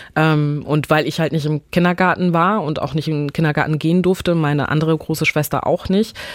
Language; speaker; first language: German; early bilingual, other home language; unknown